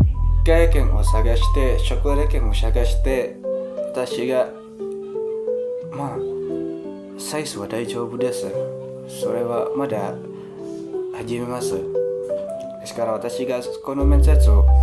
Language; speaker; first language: Japanese; non-native, learner; Indonesian